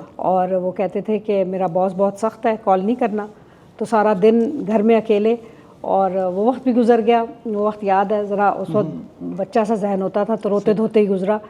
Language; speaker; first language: Urdu; native; Urdu